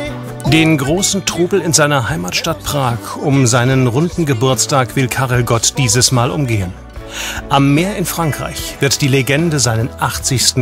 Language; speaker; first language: German; native; German